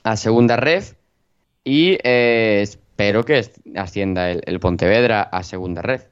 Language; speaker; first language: Spanish; native; Spanish